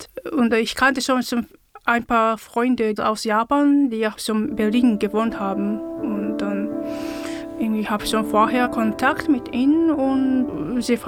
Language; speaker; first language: German; non-native, fluent; Japanese